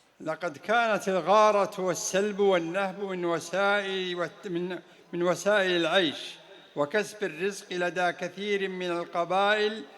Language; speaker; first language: Arabic; native; Arabic